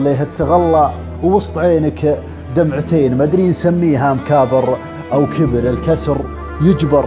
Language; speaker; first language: Arabic; native; Arabic